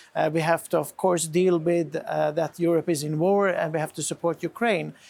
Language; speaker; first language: English; non-native, fluent; Swedish